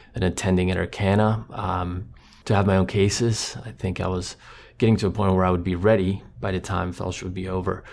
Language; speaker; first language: English; non-native, fluent; Croatian